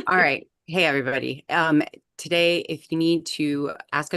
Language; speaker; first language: English; native; English